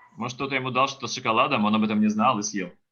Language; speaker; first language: Russian; native; Russian